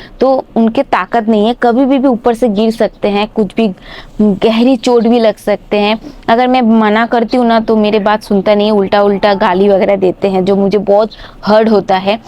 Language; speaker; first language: Hindi; non-native, local second language; Bangla